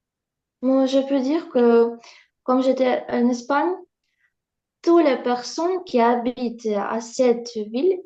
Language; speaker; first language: French; non-native, learner; Russian